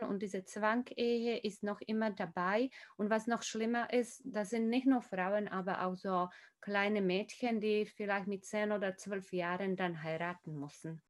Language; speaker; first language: German; non-native, fluent; Slovak